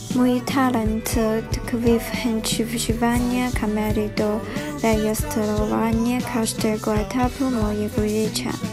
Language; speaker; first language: Polish; non-native, learner; Chinese